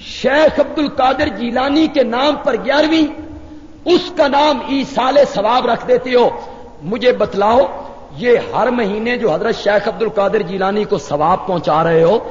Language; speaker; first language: Urdu; non-native, local second language; Punjabi